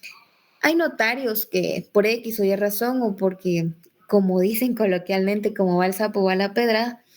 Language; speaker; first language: Spanish; native; Spanish